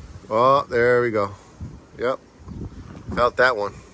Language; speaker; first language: English; early bilingual, other home language; Spanish